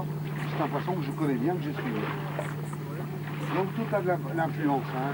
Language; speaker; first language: French; native; French